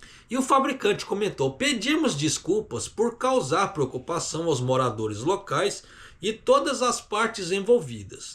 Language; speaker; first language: Portuguese; native; Portuguese